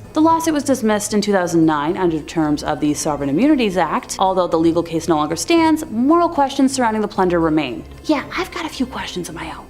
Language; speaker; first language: English; native; English